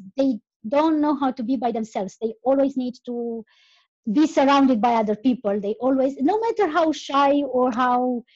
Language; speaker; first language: English; non-native, fluent; Romanian